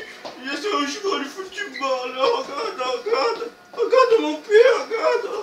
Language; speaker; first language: Portuguese; early bilingual, heritage; Portuguese